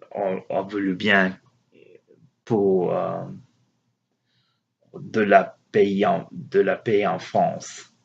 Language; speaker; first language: French; non-native, learner; English